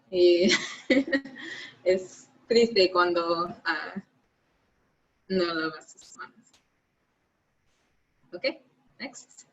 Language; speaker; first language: Spanish; non-native, learner; English